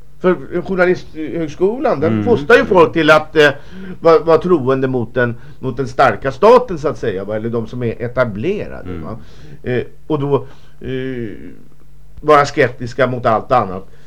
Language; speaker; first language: Swedish; native; Swedish